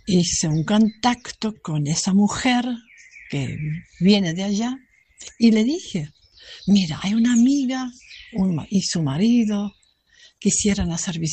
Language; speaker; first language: Spanish; non-native, fluent; German